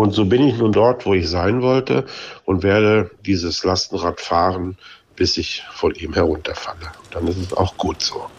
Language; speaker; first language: German; native; German